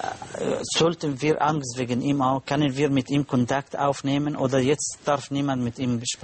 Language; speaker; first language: German; non-native, learner; Arabic